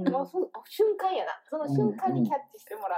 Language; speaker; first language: Japanese; native; Japanese